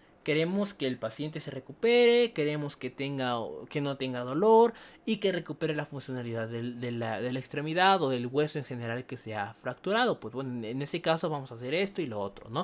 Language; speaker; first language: Spanish; native; Spanish